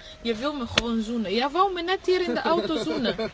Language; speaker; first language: Dutch; early bilingual, other home language; Lingala